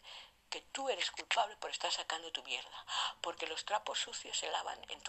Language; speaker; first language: Spanish; native; Spanish